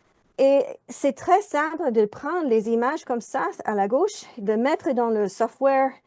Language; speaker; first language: French; non-native, fluent; English